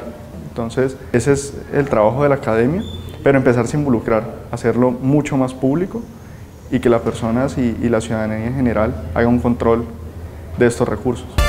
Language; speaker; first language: Spanish; native; Spanish